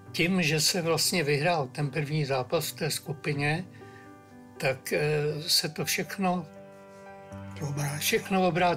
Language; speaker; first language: Czech; native; Czech